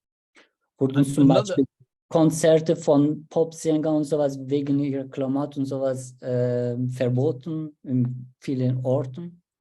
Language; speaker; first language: German; non-native, learner; Turkish